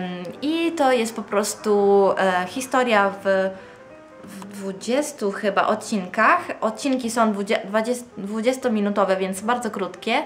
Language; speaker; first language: Polish; non-native, fluent; Italian